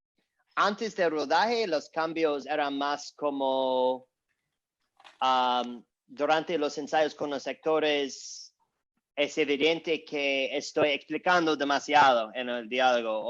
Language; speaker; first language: Spanish; non-native, learner; English